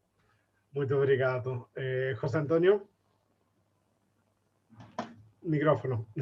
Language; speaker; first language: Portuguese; non-native, fluent; Spanish